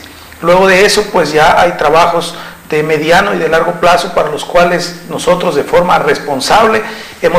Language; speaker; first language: Spanish; native; Spanish